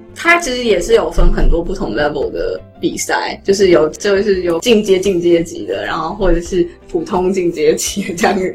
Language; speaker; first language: Chinese; native; Chinese